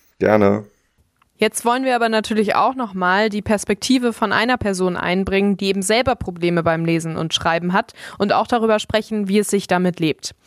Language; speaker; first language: German; native; German